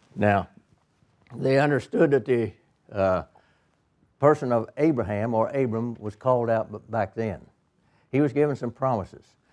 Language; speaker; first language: English; native; English